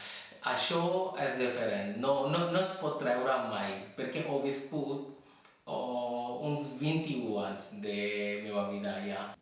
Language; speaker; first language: Catalan; non-native, fluent; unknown